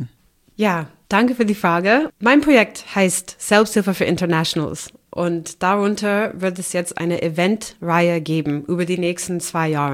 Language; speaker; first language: German; non-native, fluent; English